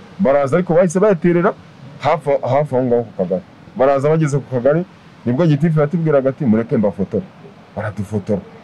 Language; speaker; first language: Kinyarwanda; native; Kinyarwanda